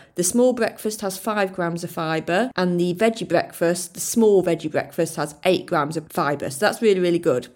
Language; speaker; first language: English; native; English